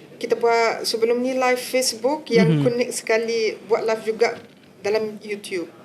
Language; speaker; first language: Malay; non-native, fluent; Arabic